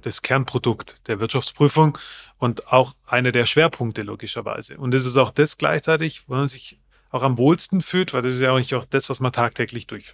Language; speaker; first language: German; native; German